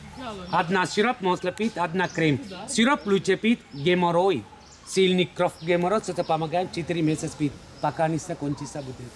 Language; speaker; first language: Russian; non-native, learner; Sinhala